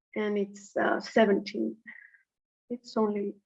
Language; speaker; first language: English; non-native, fluent; Spanish